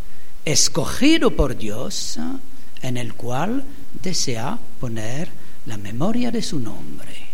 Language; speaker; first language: Spanish; non-native, learner; French